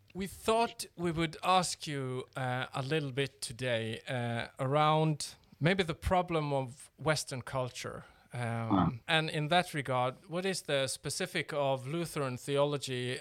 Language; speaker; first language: English; non-native, fluent; Norwegian